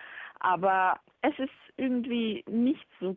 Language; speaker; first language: German; non-native, fluent; Bosnian